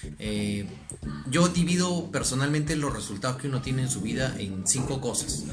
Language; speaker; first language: Spanish; native; Spanish